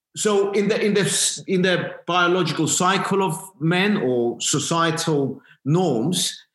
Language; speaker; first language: English; non-native, fluent; Greek